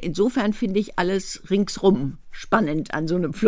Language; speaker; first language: German; native; German